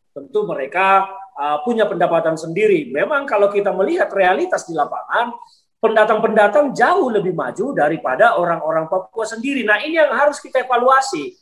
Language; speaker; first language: Indonesian; native; Indonesian